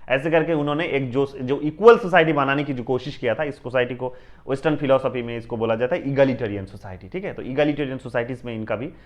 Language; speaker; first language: Hindi; non-native, local second language; Bangla